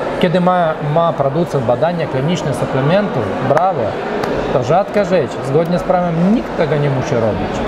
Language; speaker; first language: Polish; early bilingual, heritage; Russian